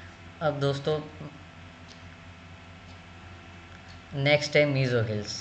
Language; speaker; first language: Hindi; native; Hindi